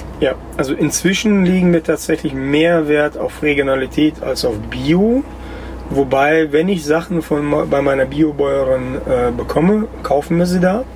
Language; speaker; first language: German; early bilingual, other home language; Russian